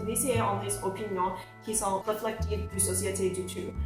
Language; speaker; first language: French; non-native, local second language; English